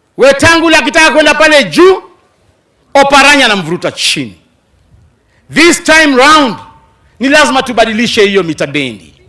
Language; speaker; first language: Swahili; non-native, local second language; Luyia